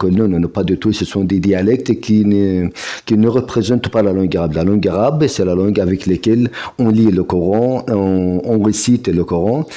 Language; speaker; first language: French; non-native, fluent; Arabic